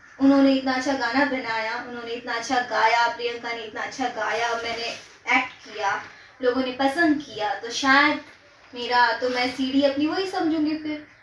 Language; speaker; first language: Hindi; non-native, local second language; Gujarati